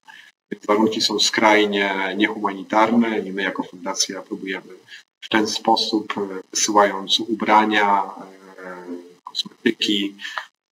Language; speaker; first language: Polish; native; Polish